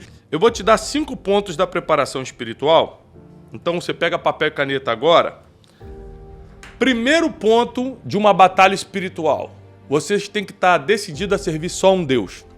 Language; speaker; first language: Portuguese; native; Portuguese